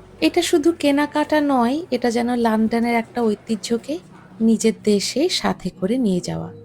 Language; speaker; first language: Bangla; native; Bangla